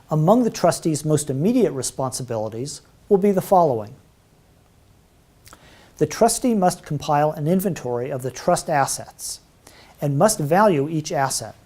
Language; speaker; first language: English; native; English